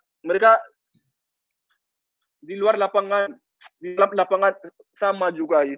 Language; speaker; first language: Indonesian; non-native, learner; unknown